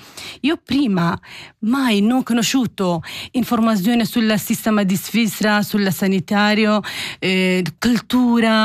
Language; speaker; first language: Italian; non-native, learner; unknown